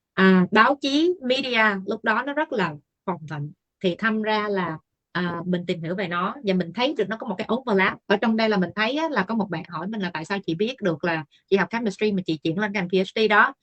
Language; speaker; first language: Vietnamese; native; Vietnamese